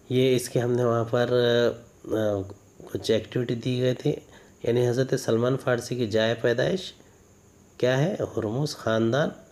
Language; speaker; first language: Urdu; native; Urdu